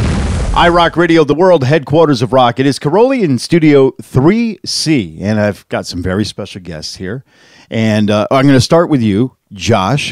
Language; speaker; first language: English; native; English